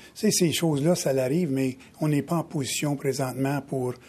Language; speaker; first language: French; native; French